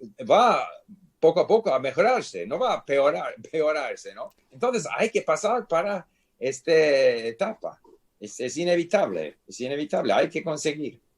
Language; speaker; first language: Spanish; non-native, fluent; English